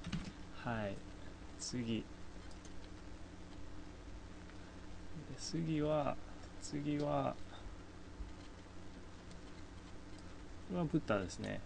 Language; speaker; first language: Japanese; non-native, fluent; English